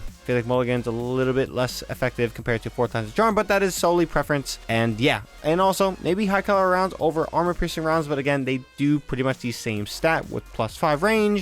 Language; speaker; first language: English; native; English